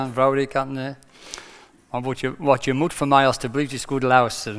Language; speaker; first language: Dutch; non-native, fluent; English